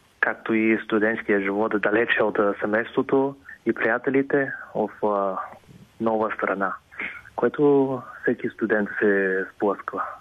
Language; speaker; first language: Bulgarian; non-native, fluent; Chinese